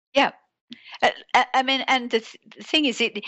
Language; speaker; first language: English; native; English